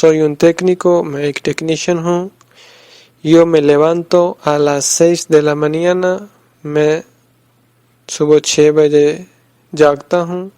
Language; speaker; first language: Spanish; non-native, fluent; Urdu